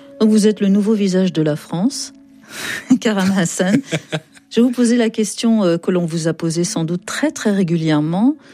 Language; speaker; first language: French; native; French